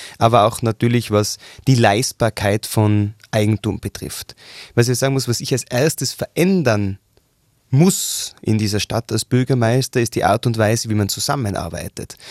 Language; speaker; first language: German; native; German